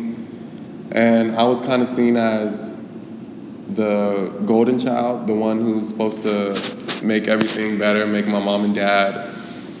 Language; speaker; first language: English; native; English